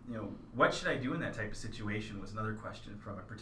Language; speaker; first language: English; native; English